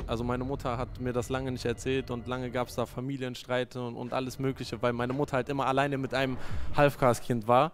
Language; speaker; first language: German; native; German